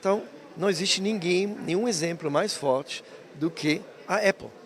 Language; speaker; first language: Portuguese; non-native, fluent; German